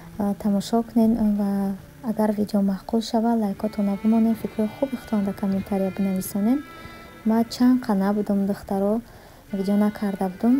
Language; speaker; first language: Tajik; early bilingual, heritage; Tajik